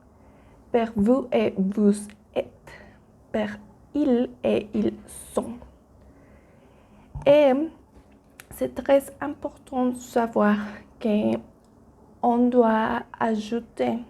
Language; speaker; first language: French; non-native, learner; Spanish